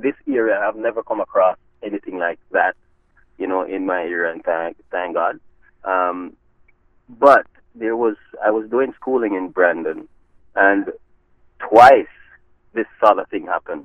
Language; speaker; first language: English; non-native, local second language; Jamaican Creole English